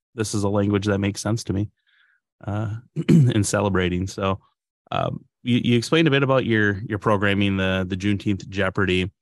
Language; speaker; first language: English; native; English